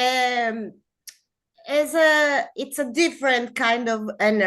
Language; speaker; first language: English; non-native, learner; Spanish